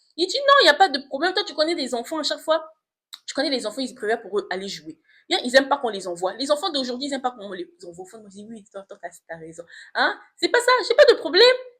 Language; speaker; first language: French; non-native, local second language; Lingala